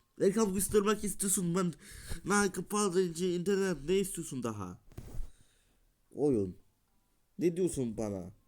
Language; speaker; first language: Turkish; non-native, learner; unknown